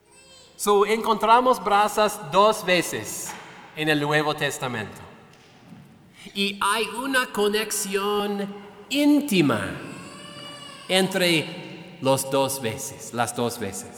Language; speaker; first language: Spanish; non-native, fluent; English